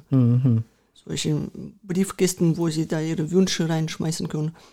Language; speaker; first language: German; early bilingual, other home language; Russian